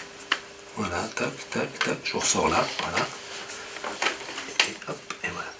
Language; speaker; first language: French; native; French